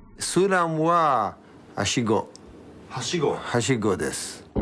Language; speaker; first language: Japanese; non-native, learner; Hebrew